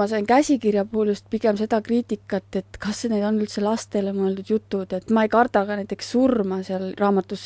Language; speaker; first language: Estonian; native; Estonian